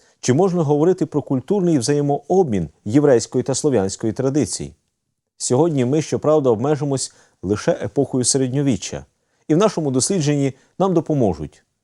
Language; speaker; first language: Ukrainian; native; Ukrainian